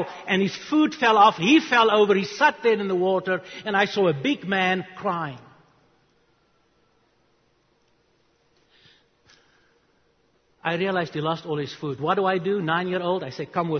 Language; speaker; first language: English; non-native, local second language; Afrikaans